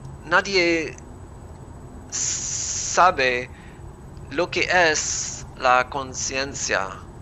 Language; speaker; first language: Spanish; non-native, learner; English